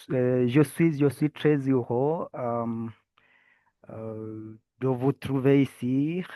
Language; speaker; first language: French; non-native, learner; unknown